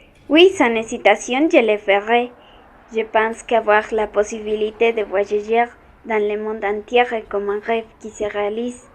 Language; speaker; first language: French; non-native, learner; Spanish